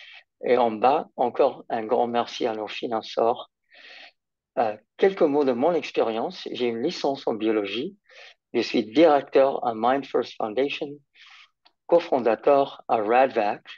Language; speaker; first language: French; non-native, fluent; English